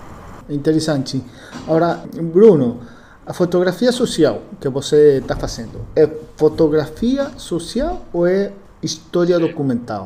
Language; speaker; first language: Portuguese; non-native, learner; Spanish